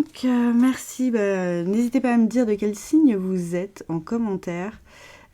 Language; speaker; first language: French; native; French